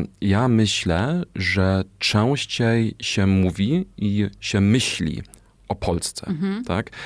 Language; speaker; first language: Polish; non-native, fluent; German